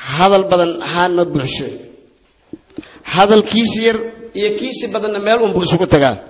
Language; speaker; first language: Somali; non-native, local second language; Maay